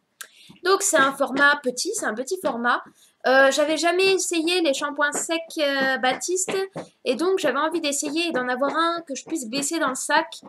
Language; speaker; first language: French; native; French